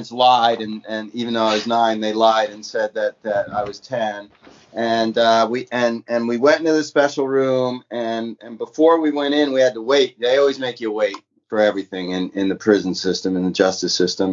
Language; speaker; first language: English; native; English